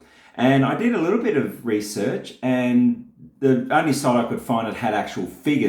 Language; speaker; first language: English; native; English